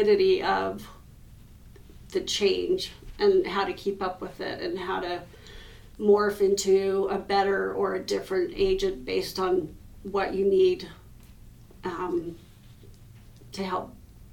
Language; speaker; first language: English; native; English